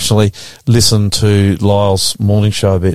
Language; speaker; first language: English; native; English